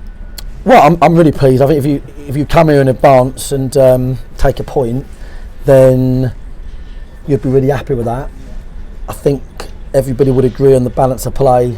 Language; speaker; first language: English; native; English